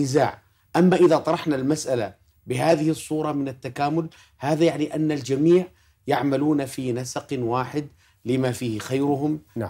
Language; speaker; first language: Arabic; native; Arabic